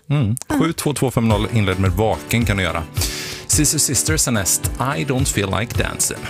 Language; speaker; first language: Swedish; native; Swedish